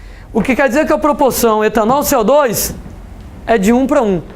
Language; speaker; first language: Portuguese; native; Portuguese